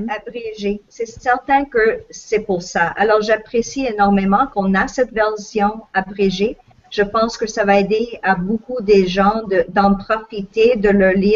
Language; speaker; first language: French; non-native, local second language; English